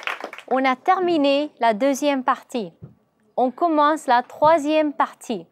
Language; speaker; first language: French; non-native, learner; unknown